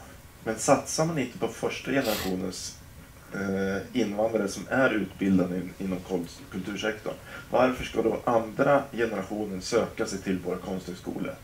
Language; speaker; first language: Swedish; native; Swedish